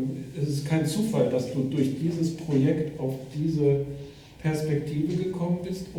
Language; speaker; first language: German; native; German